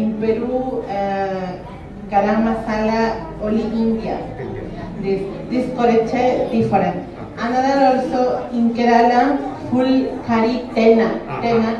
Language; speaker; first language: English; non-native, learner; Spanish